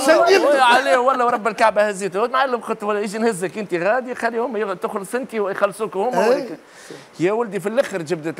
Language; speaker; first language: Arabic; native; Arabic